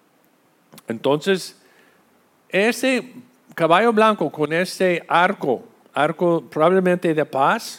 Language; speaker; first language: Spanish; non-native, fluent; English